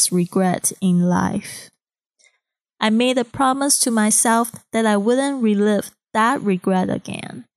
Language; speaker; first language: English; non-native, fluent; Chinese